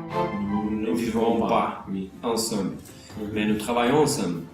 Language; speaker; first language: French; non-native, learner; Portuguese